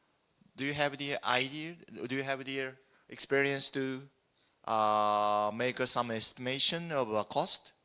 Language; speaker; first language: English; non-native, learner; Japanese